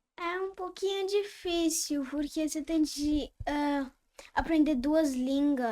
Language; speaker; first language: Portuguese; early bilingual, heritage; Portuguese